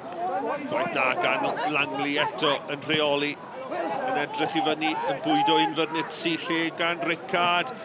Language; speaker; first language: Welsh; native; Welsh